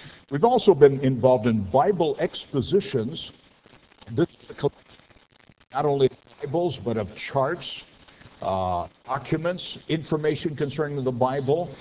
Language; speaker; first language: English; non-native, fluent; French